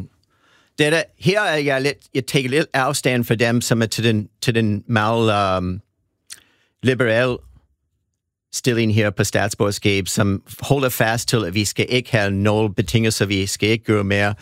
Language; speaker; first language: Danish; non-native, fluent; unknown